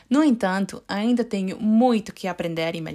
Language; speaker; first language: Portuguese; non-native, learner; English